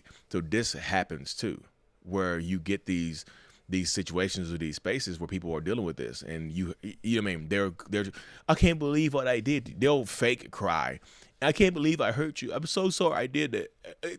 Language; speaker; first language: English; native; English